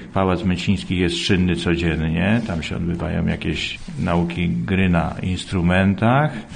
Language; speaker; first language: Polish; native; Polish